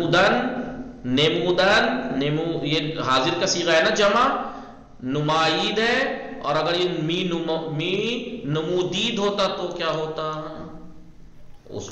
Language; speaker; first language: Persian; non-native, fluent; Urdu